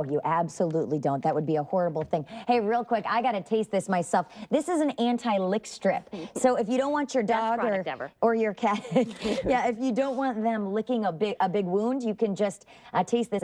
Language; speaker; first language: English; native; English